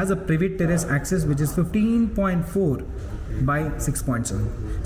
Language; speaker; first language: English; non-native, local second language; Hindi